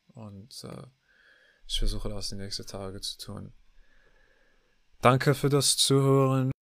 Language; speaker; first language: German; non-native, learner; English